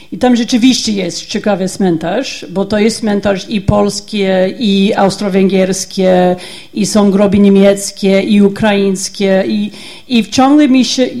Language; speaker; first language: Polish; non-native, learner; English